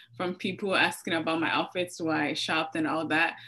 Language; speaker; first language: English; non-native, local second language; Yoruba